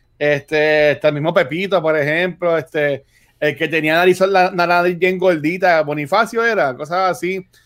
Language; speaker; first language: Spanish; native; Spanish